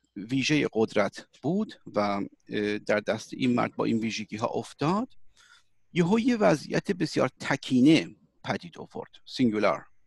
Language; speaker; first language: Persian; early bilingual, heritage; Persian